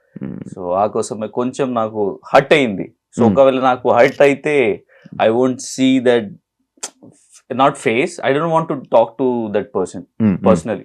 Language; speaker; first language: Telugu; non-native, learner; Hindi